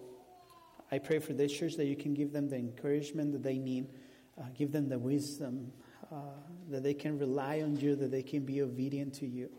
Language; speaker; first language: English; non-native, fluent; Spanish